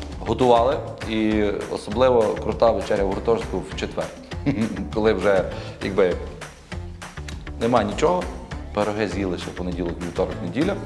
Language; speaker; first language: Ukrainian; native; Ukrainian